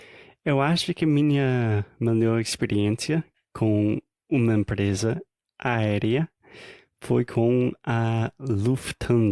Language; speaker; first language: Portuguese; non-native, fluent; English